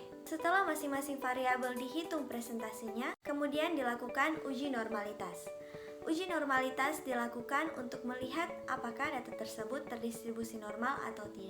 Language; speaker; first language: Indonesian; native; Indonesian